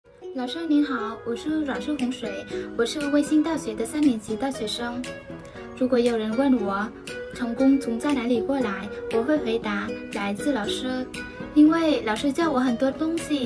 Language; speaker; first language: Chinese; non-native, fluent; Vietnamese